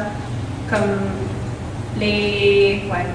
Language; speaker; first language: French; non-native, local second language; English